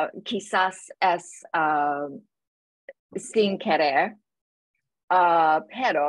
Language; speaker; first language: Spanish; non-native, learner; English